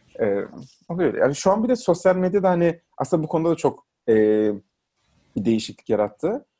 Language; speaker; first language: Turkish; native; Turkish